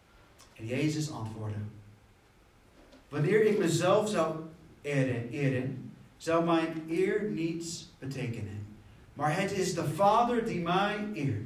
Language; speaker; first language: Dutch; non-native, fluent; English